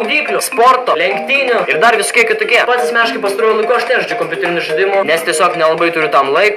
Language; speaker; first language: Lithuanian; native; Lithuanian